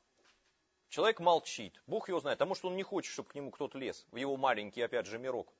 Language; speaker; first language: Russian; native; Russian